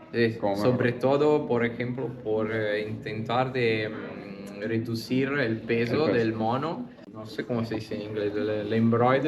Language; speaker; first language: Spanish; non-native, learner; Italian